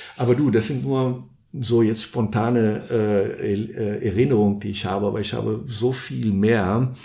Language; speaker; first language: German; non-native, fluent; Portuguese